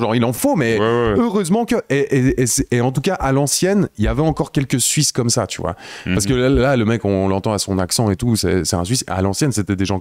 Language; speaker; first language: French; native; French